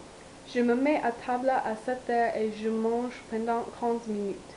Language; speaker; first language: French; non-native, learner; English